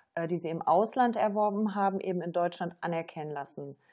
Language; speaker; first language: German; native; German